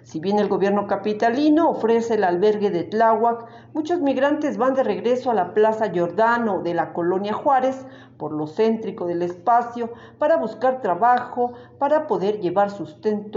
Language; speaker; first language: Spanish; native; Spanish